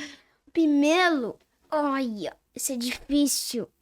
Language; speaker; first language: Portuguese; early bilingual, heritage; Portuguese